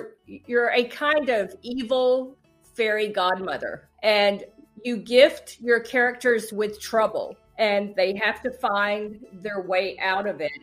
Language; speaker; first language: English; native; English